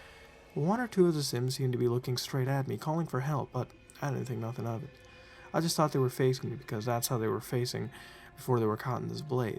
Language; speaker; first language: English; native; English